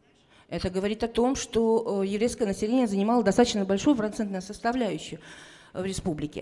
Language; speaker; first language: Russian; native; Russian